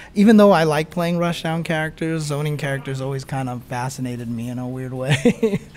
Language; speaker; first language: English; native; English